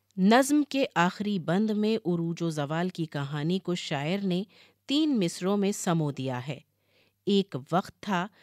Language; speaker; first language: Urdu; native; Urdu